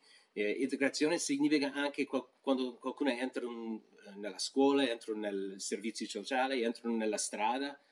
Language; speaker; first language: Italian; non-native, fluent; English